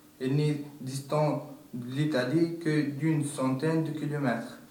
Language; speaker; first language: French; non-native, local second language; Arabic